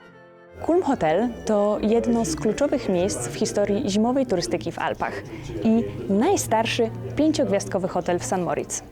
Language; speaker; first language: Polish; native; Polish